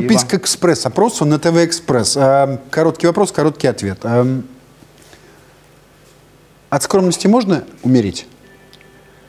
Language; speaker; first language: Russian; native; Russian